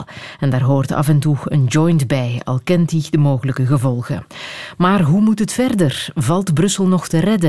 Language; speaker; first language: Dutch; native; Dutch